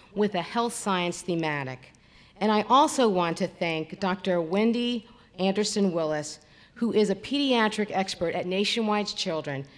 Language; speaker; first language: English; native; English